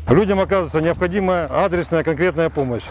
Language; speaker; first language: Russian; native; Russian